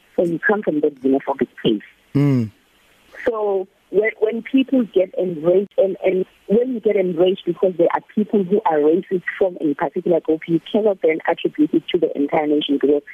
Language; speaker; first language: English; non-native, local second language; Zulu